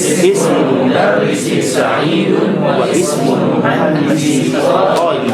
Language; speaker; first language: Arabic; non-native, learner; Indonesian